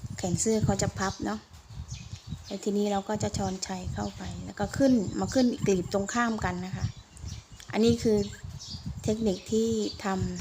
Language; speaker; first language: Thai; native; Thai